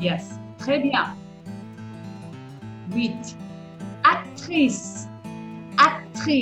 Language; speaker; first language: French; non-native, fluent; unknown